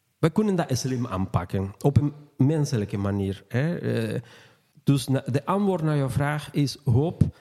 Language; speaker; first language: Dutch; non-native, fluent; Spanish